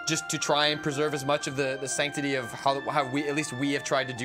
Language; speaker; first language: English; native; English